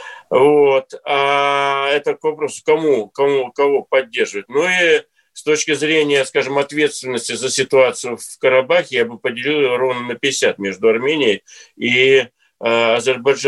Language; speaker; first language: Russian; native; Russian